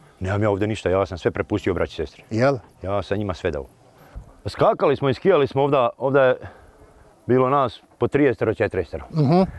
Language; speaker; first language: Bosnian; native; Bosnian